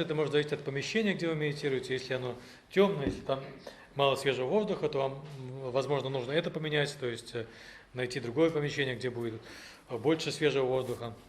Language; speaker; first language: Russian; native; Russian